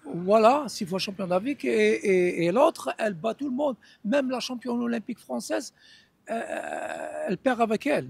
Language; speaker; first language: French; non-native, local second language; Arabic